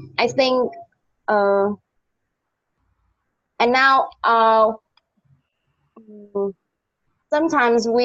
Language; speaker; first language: English; non-native, learner; Vietnamese